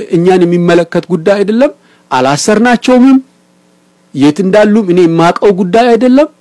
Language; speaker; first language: Amharic; non-native, local second language; Oromo